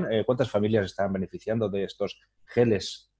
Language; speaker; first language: Spanish; native; Spanish